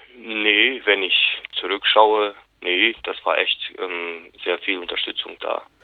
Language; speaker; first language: German; non-native, fluent; Bosnian